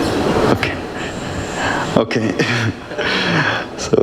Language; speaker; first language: Tamil; non-native, learner; Kannada